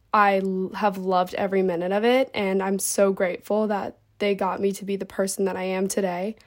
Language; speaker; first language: English; native; English